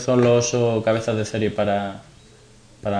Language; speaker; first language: Spanish; native; Spanish